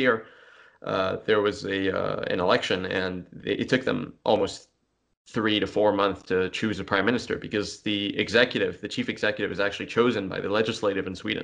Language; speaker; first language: English; non-native, fluent; French